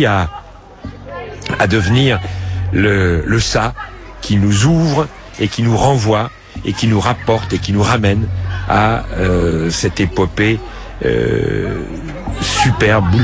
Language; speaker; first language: French; native; French